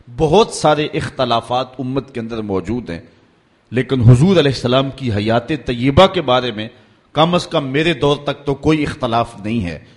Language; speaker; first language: Urdu; native; Urdu